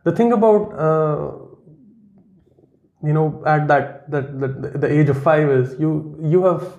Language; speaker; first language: English; non-native, local second language; Kashmiri